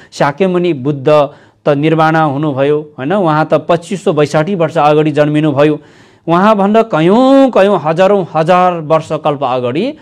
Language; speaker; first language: Nepali; non-native, local second language; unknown